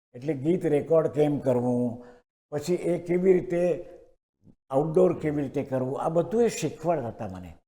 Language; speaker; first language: Gujarati; non-native, local second language; Marathi